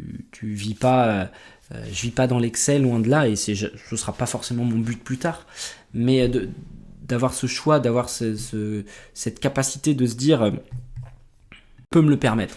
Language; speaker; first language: French; native; French